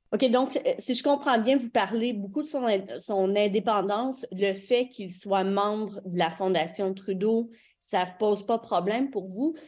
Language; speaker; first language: French; native; French